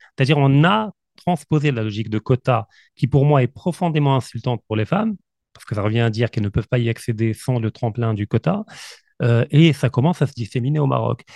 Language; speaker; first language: French; non-native, local second language; Arabic